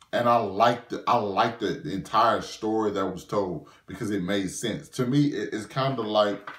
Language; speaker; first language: English; native; English